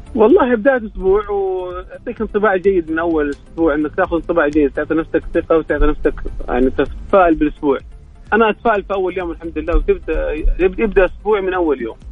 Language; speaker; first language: Arabic; native; Arabic